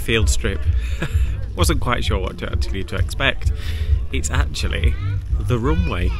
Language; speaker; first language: English; native; English